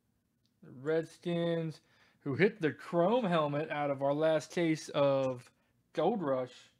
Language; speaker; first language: English; native; English